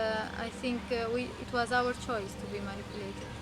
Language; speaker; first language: English; non-native, fluent; Arabic